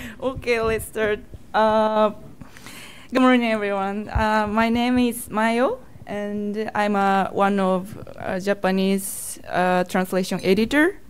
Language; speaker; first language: English; non-native, learner; Japanese